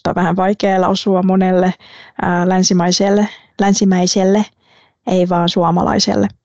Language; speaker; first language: Finnish; non-native, fluent; Vietnamese